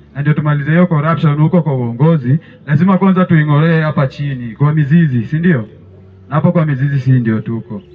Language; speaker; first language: Swahili; native; Swahili